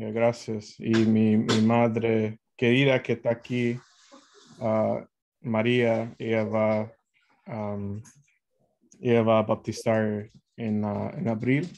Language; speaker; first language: Spanish; non-native, learner; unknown